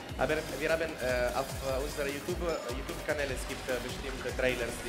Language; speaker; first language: German; non-native, fluent; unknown